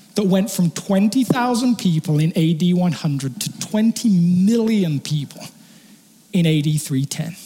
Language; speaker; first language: English; native; English